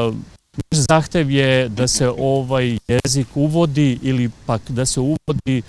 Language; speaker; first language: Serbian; non-native, local second language; Romany